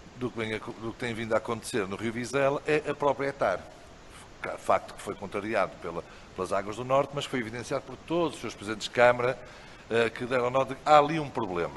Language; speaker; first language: Portuguese; native; Portuguese